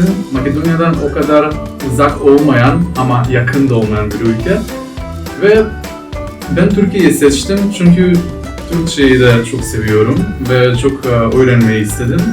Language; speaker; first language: Turkish; non-native, fluent; Macedonian